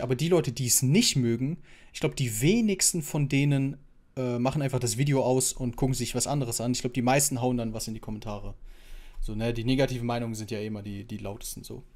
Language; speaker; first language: German; native; German